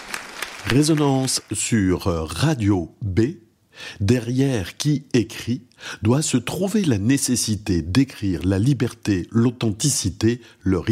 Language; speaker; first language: French; native; French